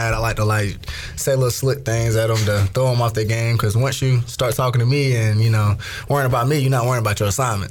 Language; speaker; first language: English; native; English